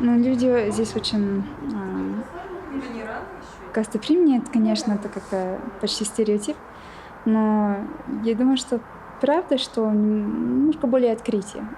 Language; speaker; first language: Russian; non-native, fluent; English